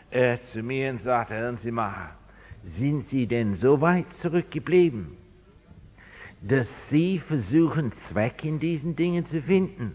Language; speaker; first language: German; non-native, fluent; English